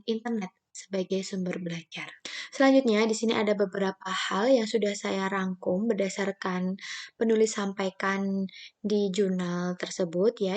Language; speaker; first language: Indonesian; native; Indonesian